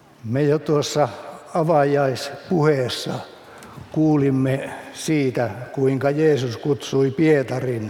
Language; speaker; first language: Finnish; native; Finnish